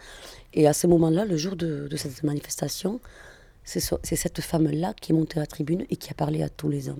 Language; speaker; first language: French; non-native, fluent; Spanish